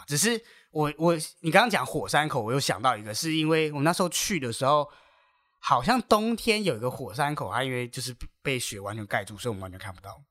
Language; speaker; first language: Chinese; native; Chinese